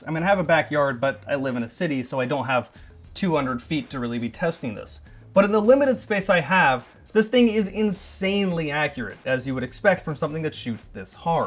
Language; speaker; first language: English; native; English